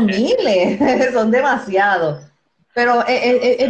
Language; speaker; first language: Spanish; native; Spanish